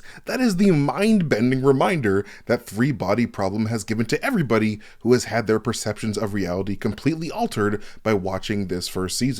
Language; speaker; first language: English; native; English